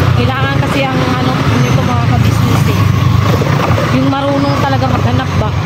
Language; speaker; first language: Filipino; non-native, local second language; Cebuano